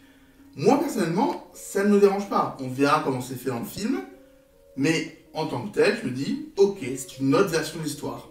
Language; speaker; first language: French; native; French